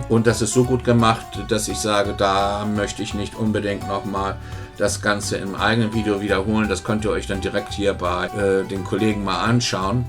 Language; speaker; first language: German; native; German